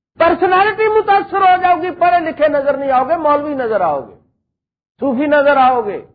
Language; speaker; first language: Urdu; non-native, local second language; Punjabi